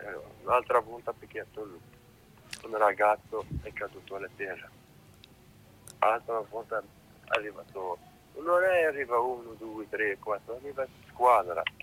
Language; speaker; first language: Italian; non-native, learner; Arabic